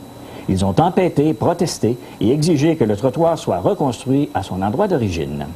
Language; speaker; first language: French; native; French